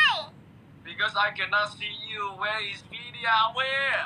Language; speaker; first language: English; non-native, learner; Chinese